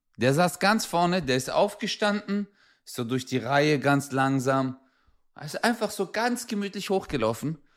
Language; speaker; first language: German; early bilingual, other home language; Turkish